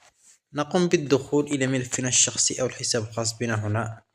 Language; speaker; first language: Arabic; native; Arabic